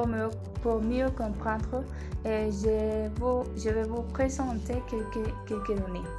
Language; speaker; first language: French; non-native, learner; Spanish